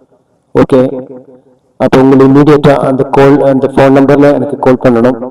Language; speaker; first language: Tamil; non-native, learner; Malayalam